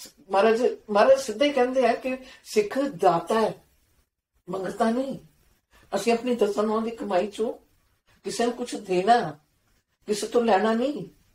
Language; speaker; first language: Punjabi; native; Punjabi